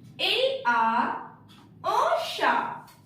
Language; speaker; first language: French; non-native, fluent; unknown